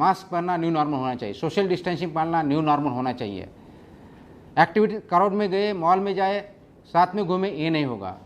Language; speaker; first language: Hindi; non-native, local second language; Marathi